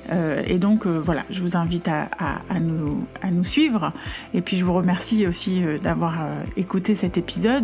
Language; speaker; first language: French; native; French